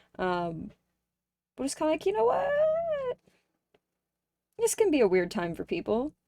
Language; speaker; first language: English; native; English